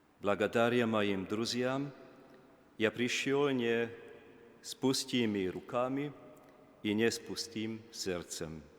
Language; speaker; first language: Russian; non-native, learner; Hungarian